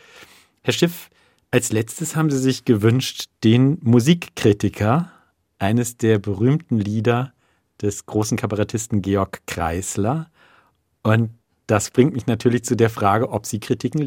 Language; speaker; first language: German; native; German